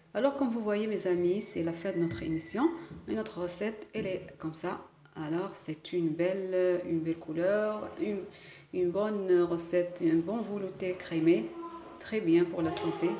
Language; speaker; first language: French; non-native, local second language; Arabic